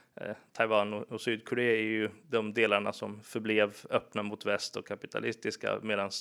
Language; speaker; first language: Swedish; early bilingual, other home language; English